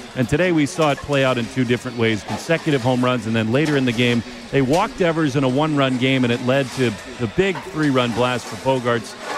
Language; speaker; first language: English; native; English